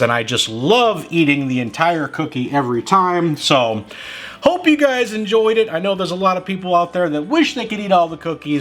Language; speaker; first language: English; native; English